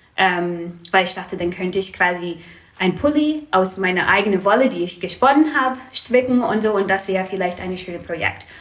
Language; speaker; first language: German; non-native, fluent; English